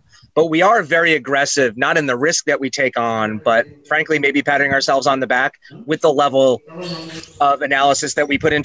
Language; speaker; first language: English; native; English